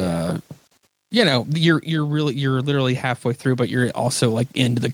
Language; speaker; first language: English; native; English